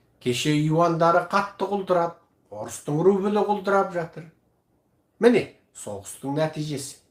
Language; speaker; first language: Kazakh; early bilingual, heritage; Kazakh